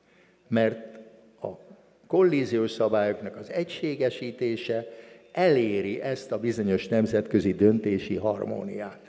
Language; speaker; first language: Hungarian; native; Hungarian